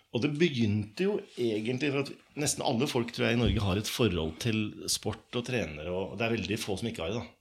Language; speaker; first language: Norwegian; native; Norwegian